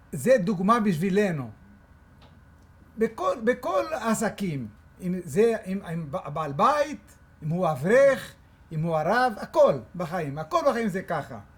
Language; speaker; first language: Hebrew; non-native, fluent; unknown